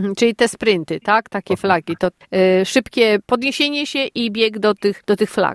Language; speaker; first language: Polish; native; Polish